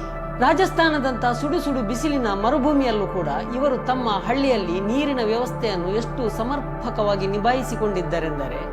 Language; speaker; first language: Kannada; native; Kannada